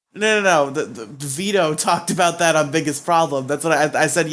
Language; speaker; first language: English; native; English